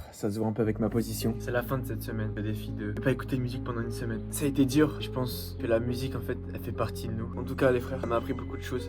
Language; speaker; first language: French; native; French